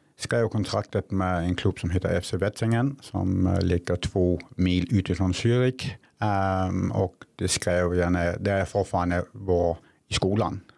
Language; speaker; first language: Swedish; non-native, fluent; Danish